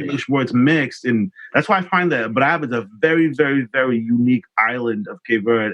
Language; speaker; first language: English; non-native, fluent; Kabuverdianu